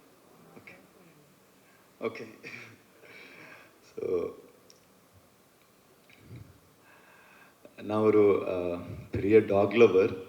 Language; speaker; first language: Tamil; non-native, learner; Kannada